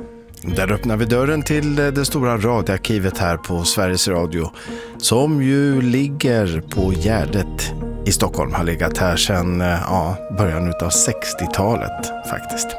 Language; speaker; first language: Swedish; native; Swedish